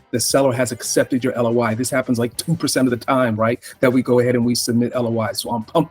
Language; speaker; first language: English; native; English